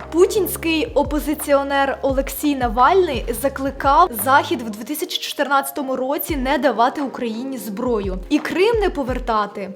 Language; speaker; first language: Ukrainian; non-native, local second language; Russian